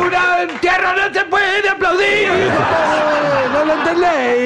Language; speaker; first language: Spanish; native; Spanish